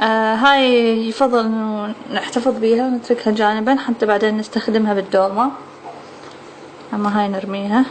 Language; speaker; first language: Arabic; native; Arabic